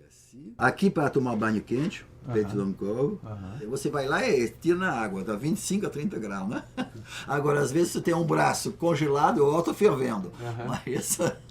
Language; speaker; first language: Portuguese; non-native, fluent; French